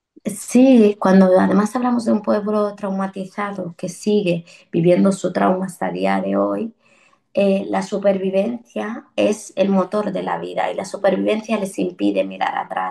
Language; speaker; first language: Spanish; early bilingual, other home language; Arabic